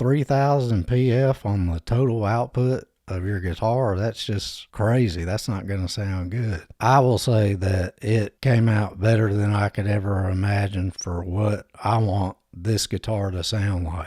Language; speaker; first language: English; native; English